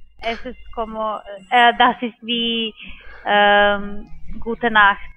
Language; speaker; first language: German; non-native, learner; Spanish